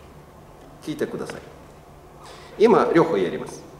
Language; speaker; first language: Japanese; non-native, learner; Russian